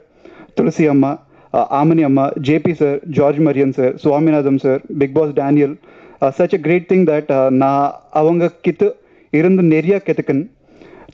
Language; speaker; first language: Tamil; non-native, learner; Telugu